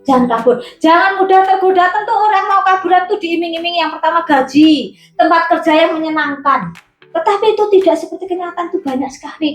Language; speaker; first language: Indonesian; non-native, local second language; Javanese